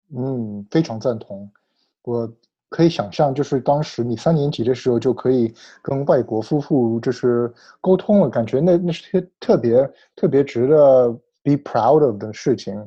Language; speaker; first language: Chinese; early bilingual, heritage; Chinese